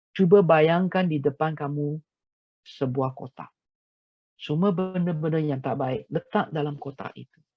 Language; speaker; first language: Malay; non-native, local second language; Chinese